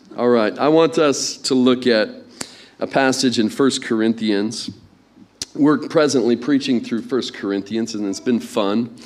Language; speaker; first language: English; native; English